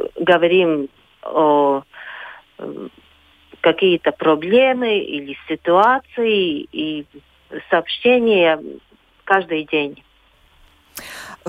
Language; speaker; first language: Russian; non-native, local second language; Latvian